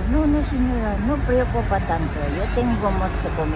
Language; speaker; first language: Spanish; non-native, learner; Filipino